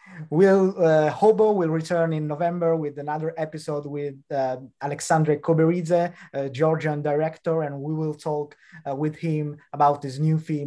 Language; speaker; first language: English; non-native, fluent; Italian